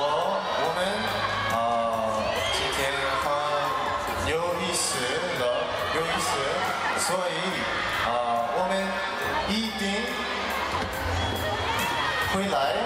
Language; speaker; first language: Chinese; non-native, learner; Korean